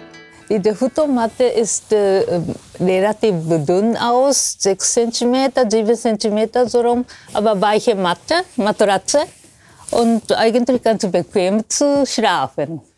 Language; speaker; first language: German; non-native, fluent; Japanese